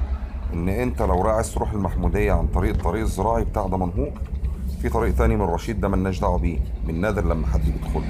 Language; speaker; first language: Arabic; native; Arabic